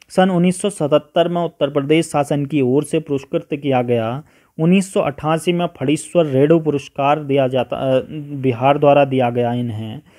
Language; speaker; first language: Hindi; native; Hindi